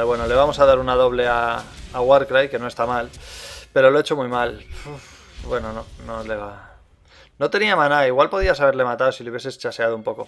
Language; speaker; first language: Spanish; native; Spanish